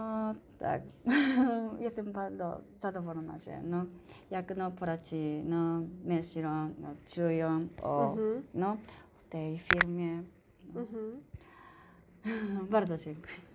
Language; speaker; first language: Polish; non-native, learner; Japanese